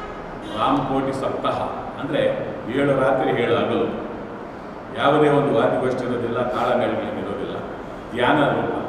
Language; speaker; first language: Kannada; native; Kannada